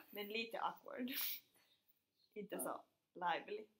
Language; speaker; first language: Swedish; non-native, fluent; Finnish